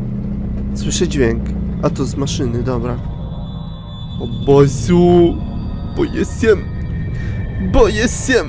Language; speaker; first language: Polish; native; Polish